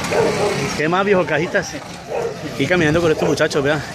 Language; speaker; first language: Spanish; native; Spanish